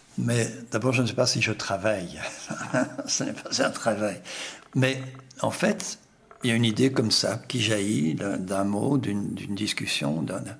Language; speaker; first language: French; non-native, local second language; Dutch